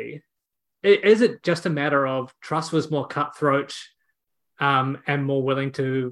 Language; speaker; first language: English; native; English